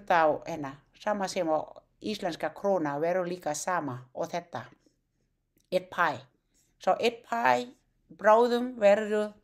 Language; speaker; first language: Icelandic; non-native, learner; Thai